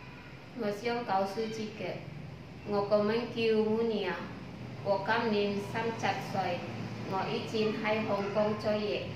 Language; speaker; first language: Chinese; non-native, learner; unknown